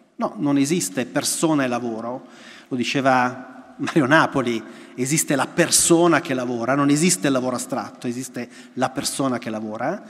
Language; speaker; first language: Italian; native; Italian